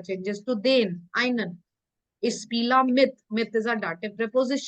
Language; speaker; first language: German; non-native, fluent; Hindi